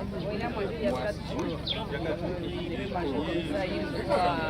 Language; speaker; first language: French; non-native, local second language; Lingala